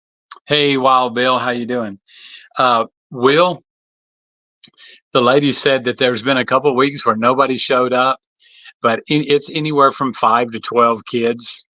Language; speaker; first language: English; native; English